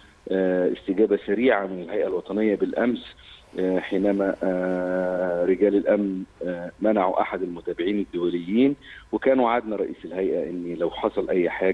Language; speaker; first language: Arabic; native; Arabic